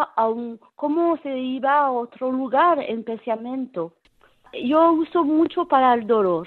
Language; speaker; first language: Spanish; non-native, fluent; French